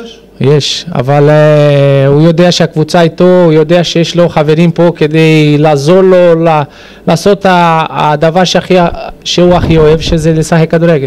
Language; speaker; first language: Hebrew; non-native, fluent; Portuguese